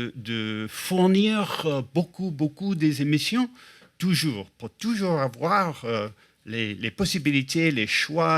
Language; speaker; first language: French; non-native, fluent; English